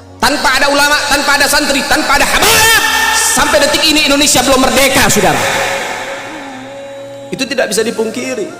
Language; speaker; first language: Indonesian; native; Indonesian